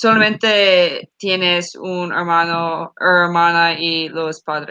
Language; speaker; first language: Spanish; non-native, learner; English